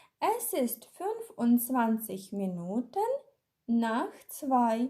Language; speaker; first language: German; non-native, fluent; Ukrainian